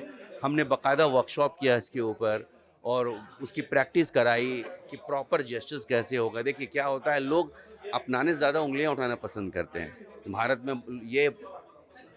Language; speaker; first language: Hindi; native; Hindi